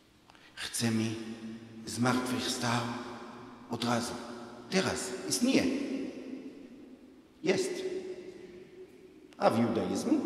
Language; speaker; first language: Polish; non-native, fluent; Hebrew